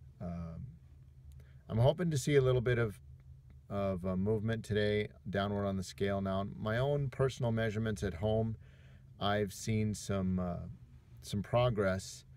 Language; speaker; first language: English; native; English